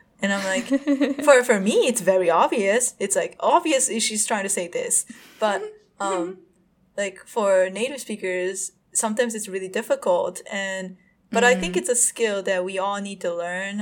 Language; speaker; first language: English; non-native, fluent; Japanese